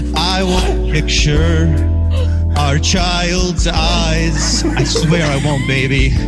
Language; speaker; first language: English; native; English